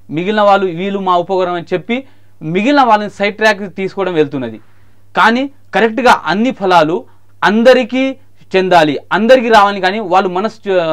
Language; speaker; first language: Telugu; non-native, local second language; Marathi